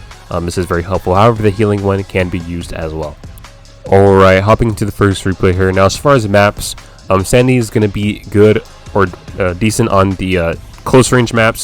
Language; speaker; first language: English; native; English